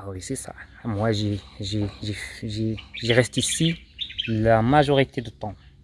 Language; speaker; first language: French; non-native, local second language; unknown